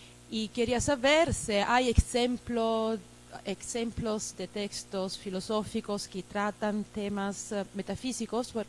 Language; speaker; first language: Spanish; non-native, fluent; Italian